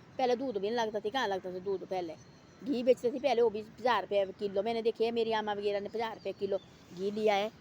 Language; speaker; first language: Hindi; non-native, local second language; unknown